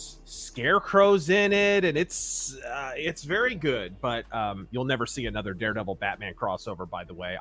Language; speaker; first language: English; native; English